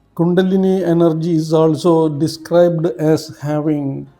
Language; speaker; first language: English; non-native, local second language; Malayalam